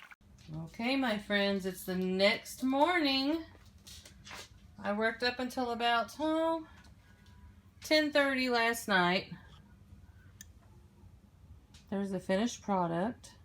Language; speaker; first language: English; native; English